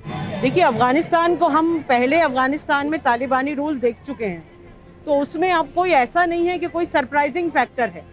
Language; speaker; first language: Hindi; native; Hindi